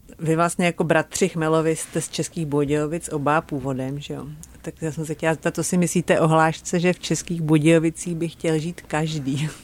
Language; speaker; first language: Czech; native; Czech